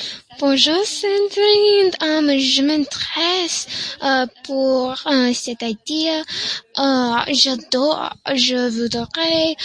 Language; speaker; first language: French; non-native, learner; English